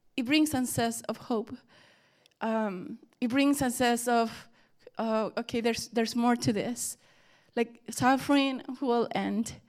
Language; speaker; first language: English; early bilingual, other home language; Spanish